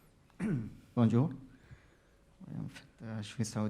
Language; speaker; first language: French; non-native, learner; Arabic